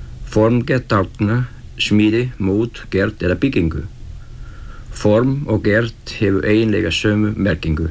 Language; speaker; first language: Icelandic; non-native, fluent; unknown